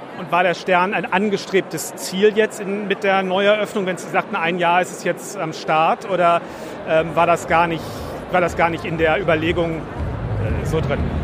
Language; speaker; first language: German; native; German